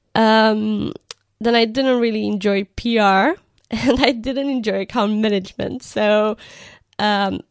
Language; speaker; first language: English; non-native, fluent; Romanian